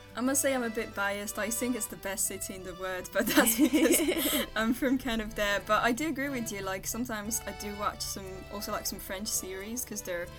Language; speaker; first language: English; non-native, fluent; French